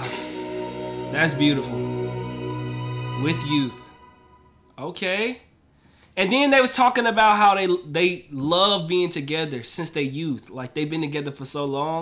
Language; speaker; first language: English; native; English